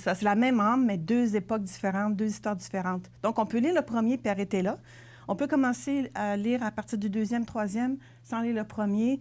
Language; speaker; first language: French; native; French